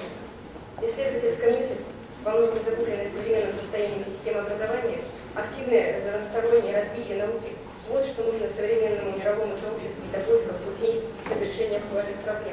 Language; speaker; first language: Russian; native; Russian